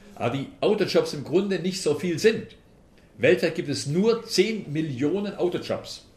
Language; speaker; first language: German; native; German